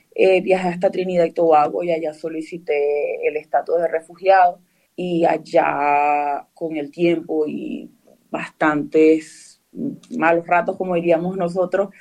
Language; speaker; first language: Spanish; native; Spanish